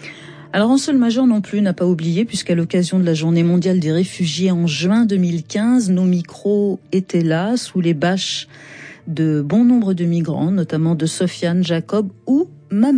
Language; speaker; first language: French; native; French